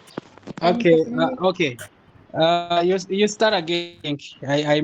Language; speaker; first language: English; non-native, fluent; Nyanja